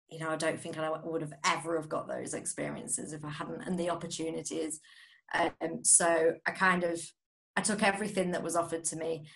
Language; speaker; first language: English; native; English